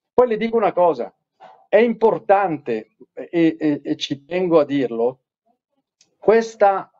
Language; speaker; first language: Italian; native; Italian